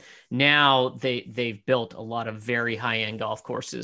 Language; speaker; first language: English; native; English